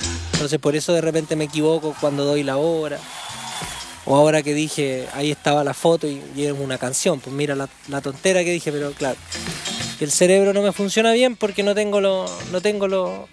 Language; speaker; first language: Spanish; native; Spanish